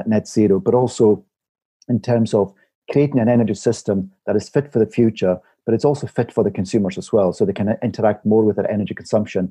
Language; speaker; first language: English; native; English